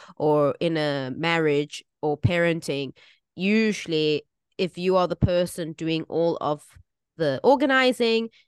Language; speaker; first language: English; native; English